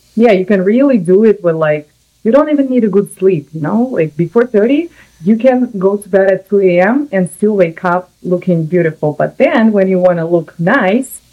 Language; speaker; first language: English; non-native, fluent; Russian